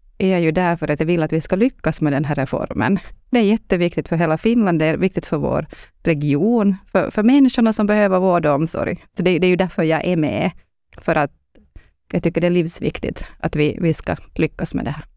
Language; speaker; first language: Swedish; non-native, local second language; Finnish